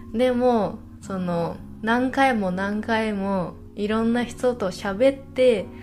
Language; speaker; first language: Japanese; native; Japanese